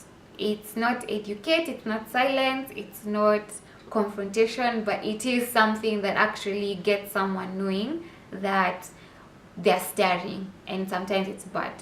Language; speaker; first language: English; non-native, local second language; Swahili